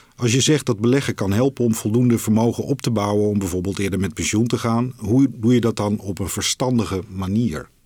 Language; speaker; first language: Dutch; native; Dutch